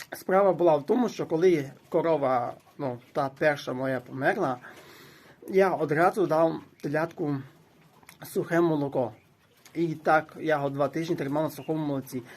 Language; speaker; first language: Ukrainian; native; Ukrainian